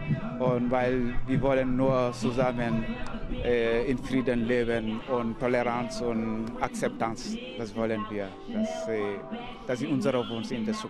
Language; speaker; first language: German; non-native, learner; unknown